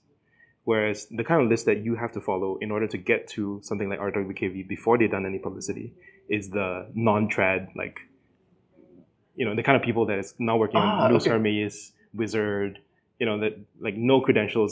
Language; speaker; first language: English; native; English